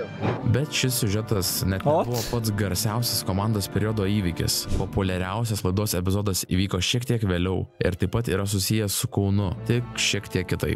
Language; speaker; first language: Lithuanian; native; Lithuanian